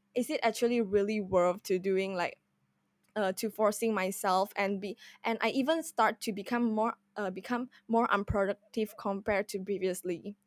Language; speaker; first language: English; non-native, fluent; Indonesian